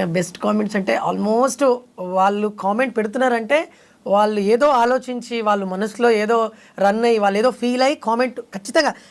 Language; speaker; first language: Telugu; non-native, local second language; Lambadi